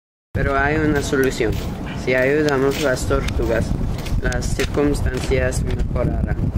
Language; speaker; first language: Spanish; non-native, learner; English